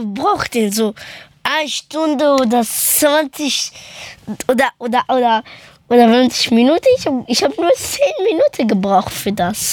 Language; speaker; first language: German; early bilingual, other home language; Persian